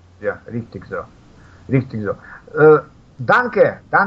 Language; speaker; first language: German; non-native, fluent; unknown